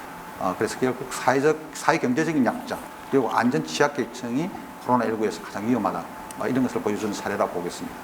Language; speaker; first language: Korean; native; Korean